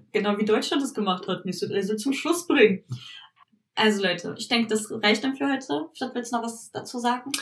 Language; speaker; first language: German; early bilingual, other home language; Turkish